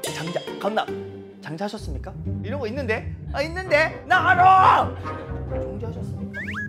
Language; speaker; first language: Korean; non-native, fluent; Japanese